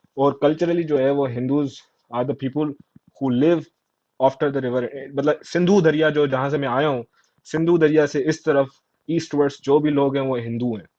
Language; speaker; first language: Urdu; non-native, local second language; Sindhi